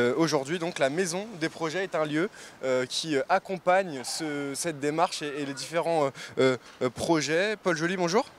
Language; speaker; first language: French; native; French